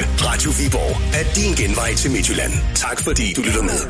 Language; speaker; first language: Danish; native; Danish